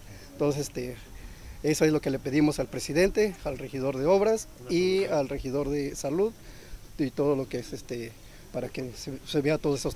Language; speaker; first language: Spanish; native; Spanish